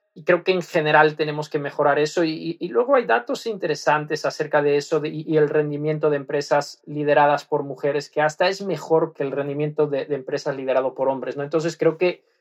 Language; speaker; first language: Spanish; non-native, fluent; Dutch